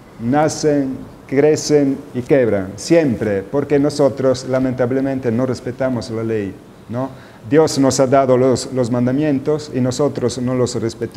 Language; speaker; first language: Spanish; non-native, fluent; Italian